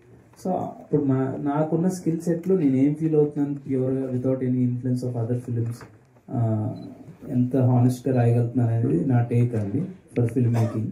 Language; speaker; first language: Telugu; native; Telugu